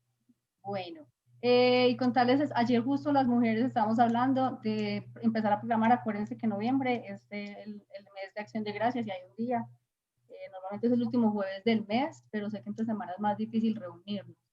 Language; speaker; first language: Spanish; native; Spanish